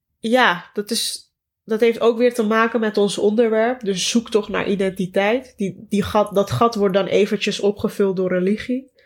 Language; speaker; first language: Dutch; early bilingual, other home language; Turkish